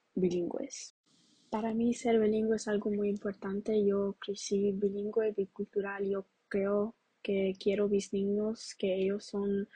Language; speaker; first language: Spanish; early bilingual, heritage; Spanish